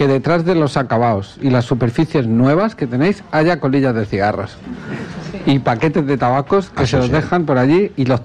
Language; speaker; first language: Spanish; native; Spanish